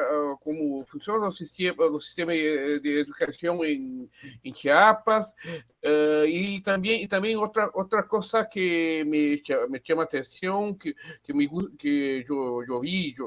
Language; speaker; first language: Spanish; non-native, learner; Portuguese